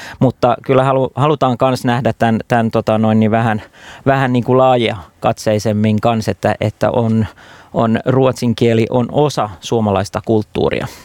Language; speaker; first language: Finnish; non-native, local second language; Swedish